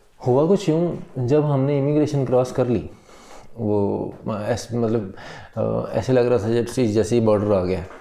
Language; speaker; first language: Urdu; non-native, local second language; Punjabi